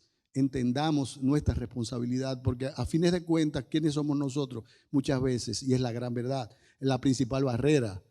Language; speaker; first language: Spanish; native; Spanish